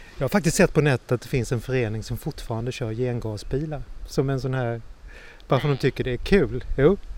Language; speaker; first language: Swedish; native; Swedish